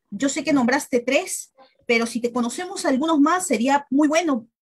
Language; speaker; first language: Spanish; native; Spanish